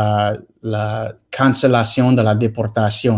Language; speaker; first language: Spanish; non-native, fluent; English